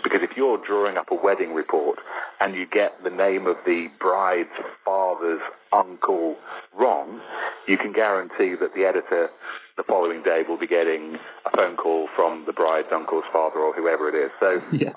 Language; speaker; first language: English; native; English